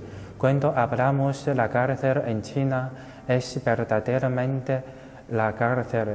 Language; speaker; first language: Spanish; non-native, fluent; Chinese